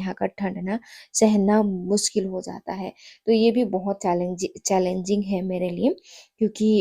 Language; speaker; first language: Hindi; non-native, local second language; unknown